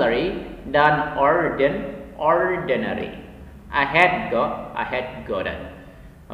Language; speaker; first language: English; non-native, fluent; Indonesian